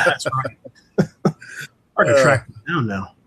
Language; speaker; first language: English; native; English